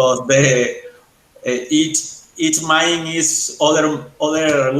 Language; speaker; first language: English; non-native, learner; Spanish